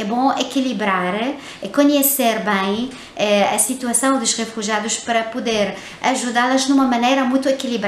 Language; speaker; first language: Portuguese; non-native, fluent; Arabic